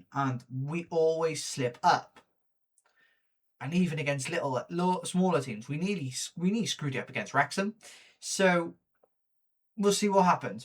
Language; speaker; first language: English; native; English